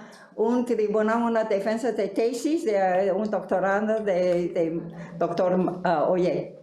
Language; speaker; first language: Spanish; non-native, fluent; Chinese